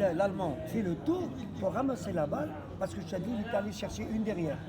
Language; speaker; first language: French; non-native, local second language; Arabic